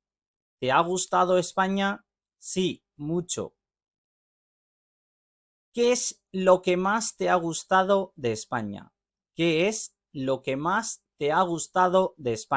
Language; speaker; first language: Spanish; non-native, fluent; Urdu